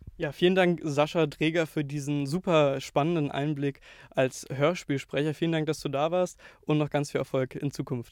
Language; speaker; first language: German; native; German